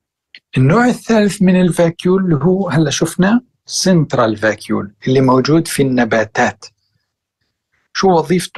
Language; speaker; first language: Arabic; native; Arabic